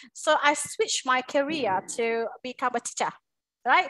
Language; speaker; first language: English; non-native, local second language; Malay